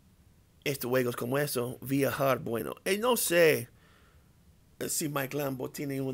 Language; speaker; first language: Spanish; non-native, learner; English